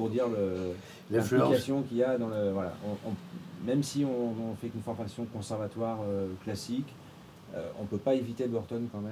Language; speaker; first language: French; native; French